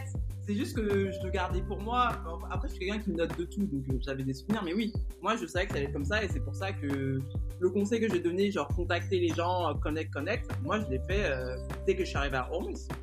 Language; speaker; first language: French; native; French